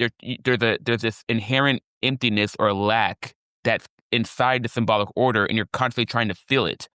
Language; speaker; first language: English; native; English